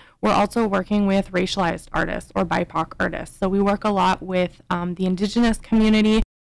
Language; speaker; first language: English; native; English